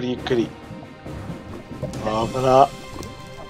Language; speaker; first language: Japanese; non-native, fluent; English